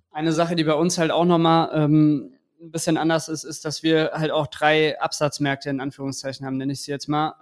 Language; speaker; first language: German; native; German